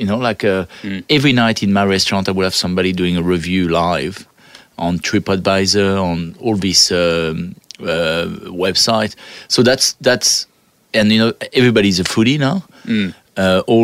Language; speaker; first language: English; non-native, fluent; French